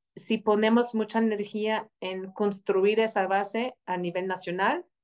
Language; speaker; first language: Spanish; non-native, fluent; English